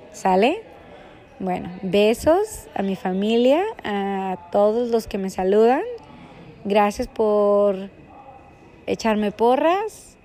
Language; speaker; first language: Spanish; native; Spanish